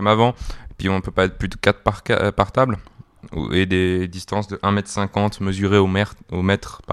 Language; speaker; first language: French; native; French